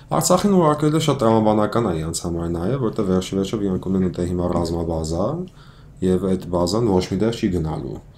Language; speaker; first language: Armenian; early bilingual, heritage; Armenian